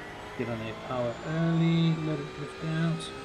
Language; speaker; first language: English; native; English